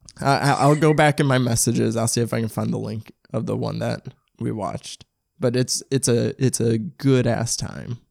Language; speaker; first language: English; native; English